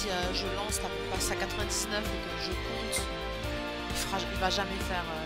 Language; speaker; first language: French; native; French